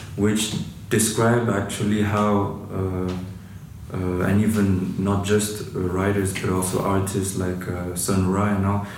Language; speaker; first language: English; non-native, fluent; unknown